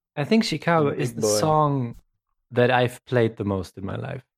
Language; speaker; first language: English; non-native, fluent; German